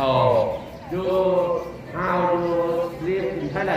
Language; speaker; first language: English; non-native, learner; Thai